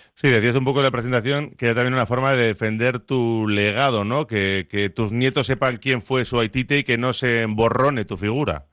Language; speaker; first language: Spanish; native; Spanish